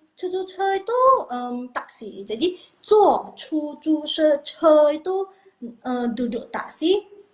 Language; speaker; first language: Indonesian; non-native, local second language; Min Nan Chinese